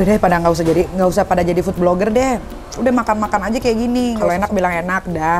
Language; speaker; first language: Indonesian; native; Indonesian